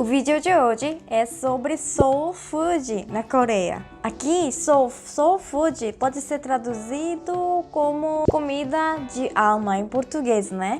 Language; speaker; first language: Portuguese; non-native, fluent; Korean